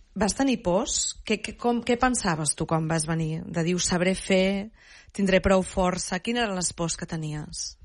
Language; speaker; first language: Catalan; native; Catalan